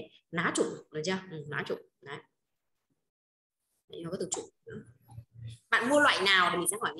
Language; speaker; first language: Vietnamese; native; Vietnamese